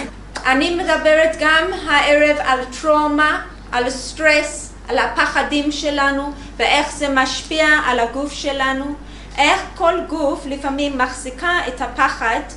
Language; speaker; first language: Hebrew; non-native, learner; English